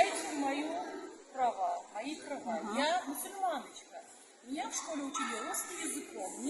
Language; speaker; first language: Russian; non-native, local second language; Uzbek